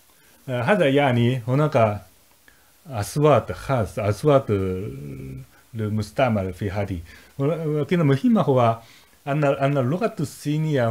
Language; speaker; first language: Arabic; non-native, fluent; Japanese